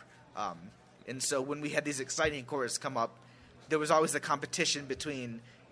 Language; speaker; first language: English; native; English